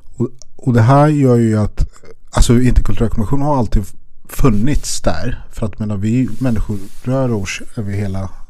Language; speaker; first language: Swedish; early bilingual, other home language; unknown